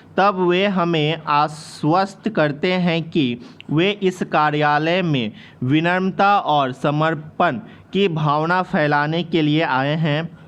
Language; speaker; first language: Hindi; native; Hindi